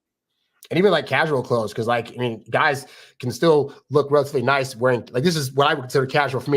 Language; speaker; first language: English; native; English